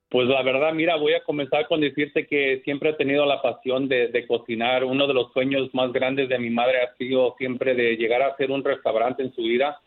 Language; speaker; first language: Spanish; early bilingual, heritage; Spanish